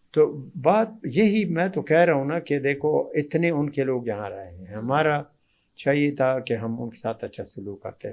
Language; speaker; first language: Urdu; non-native, local second language; Pashto